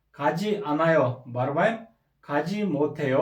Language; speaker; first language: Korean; non-native, fluent; Kyrgyz